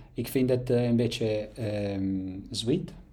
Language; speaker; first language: Dutch; non-native, learner; Italian